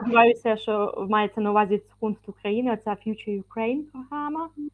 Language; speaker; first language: German; non-native, fluent; Ukrainian